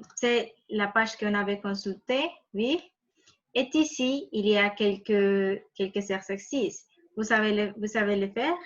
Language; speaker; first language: French; non-native, fluent; Spanish